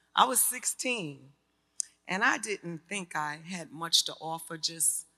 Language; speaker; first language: English; native; English